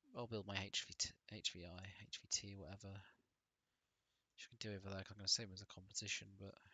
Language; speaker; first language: English; native; English